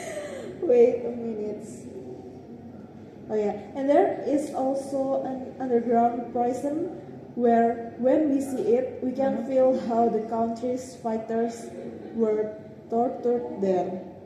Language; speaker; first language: English; non-native, learner; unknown